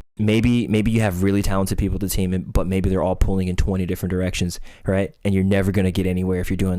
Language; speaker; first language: English; native; English